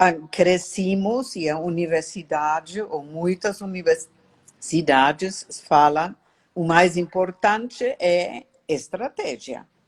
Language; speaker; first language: Portuguese; non-native, learner; German